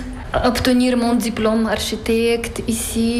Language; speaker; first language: French; non-native, learner; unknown